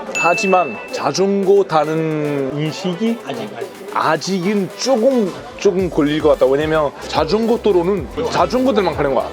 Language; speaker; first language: Korean; non-native, fluent; Italian